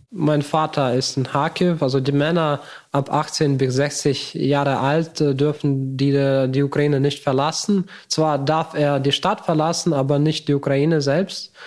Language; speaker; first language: German; non-native, fluent; Ukrainian